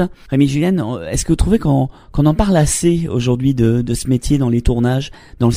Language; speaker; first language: French; native; French